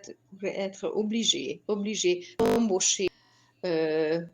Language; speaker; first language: French; non-native, fluent; Hungarian